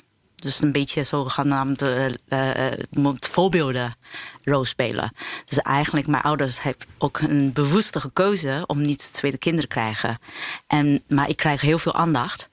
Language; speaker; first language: Dutch; non-native, fluent; Chinese